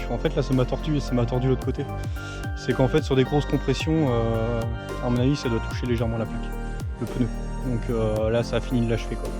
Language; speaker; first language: French; native; French